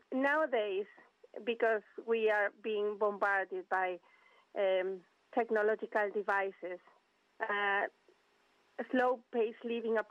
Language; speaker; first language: English; non-native, fluent; Spanish